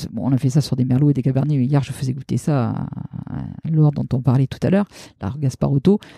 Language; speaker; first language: French; native; French